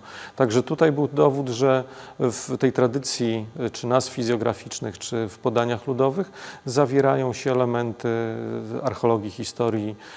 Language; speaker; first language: Polish; native; Polish